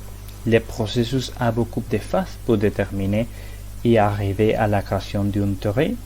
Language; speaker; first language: French; non-native, learner; Spanish